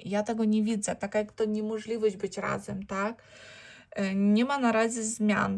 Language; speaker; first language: Polish; non-native, learner; Ukrainian